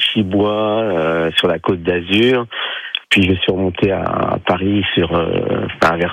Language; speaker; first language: French; native; French